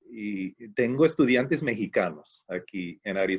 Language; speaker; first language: Spanish; non-native, fluent; English